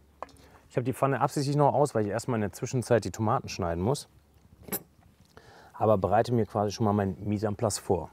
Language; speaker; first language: German; native; German